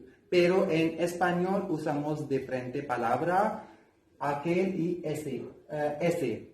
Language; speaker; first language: Spanish; non-native, learner; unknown